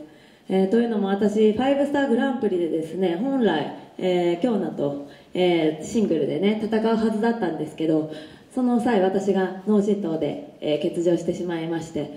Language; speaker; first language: Japanese; native; Japanese